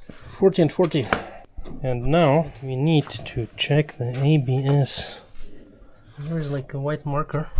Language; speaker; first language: English; non-native, fluent; German